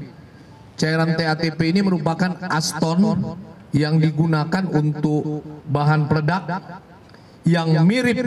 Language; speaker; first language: Indonesian; native; Indonesian